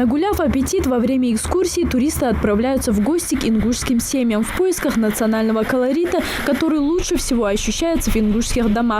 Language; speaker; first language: Russian; native; Russian